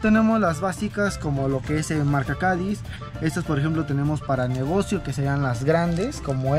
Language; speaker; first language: Spanish; native; Spanish